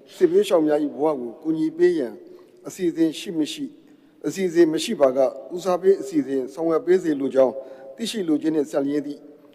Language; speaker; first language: Burmese; native; Burmese